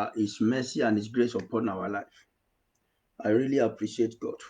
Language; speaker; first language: English; non-native, local second language; Yoruba